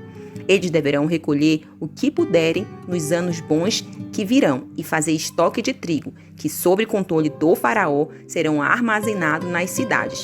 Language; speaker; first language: Portuguese; native; Portuguese